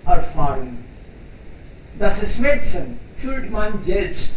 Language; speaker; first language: German; non-native, fluent; Hindi